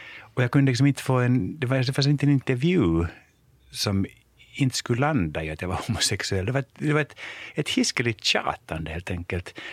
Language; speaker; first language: Swedish; native; Swedish